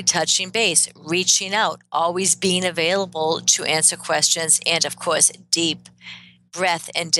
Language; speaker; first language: English; native; English